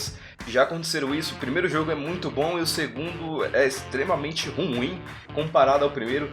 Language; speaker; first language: Portuguese; native; Portuguese